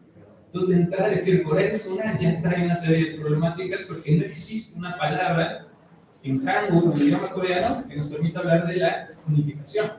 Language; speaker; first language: Spanish; native; Spanish